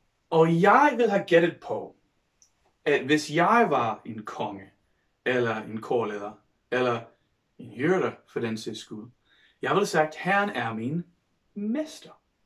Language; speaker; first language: Danish; non-native, fluent; English